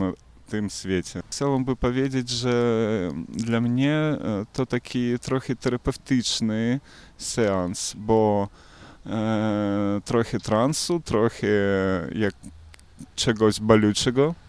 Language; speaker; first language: Polish; non-native, learner; Belarusian